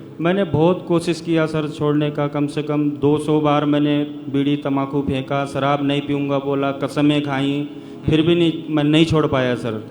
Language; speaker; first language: Hindi; early bilingual, other home language; Nepali